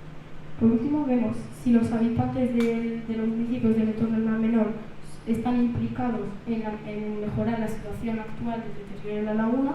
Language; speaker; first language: Spanish; early bilingual, other home language; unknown